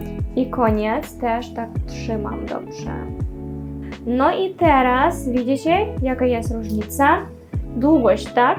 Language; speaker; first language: Polish; non-native, learner; Russian